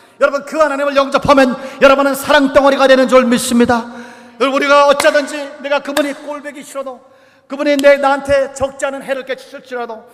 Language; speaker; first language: Korean; native; Korean